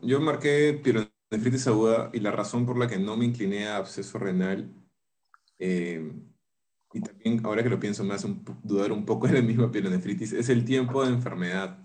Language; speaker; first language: Spanish; native; Spanish